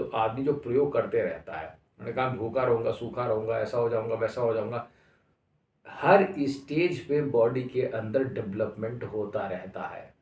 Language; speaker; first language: Hindi; native; Hindi